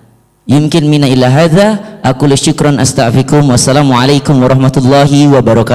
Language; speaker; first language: Arabic; non-native, learner; Indonesian